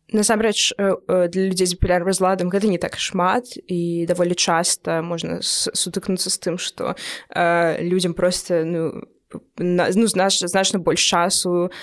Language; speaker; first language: Belarusian; native; Belarusian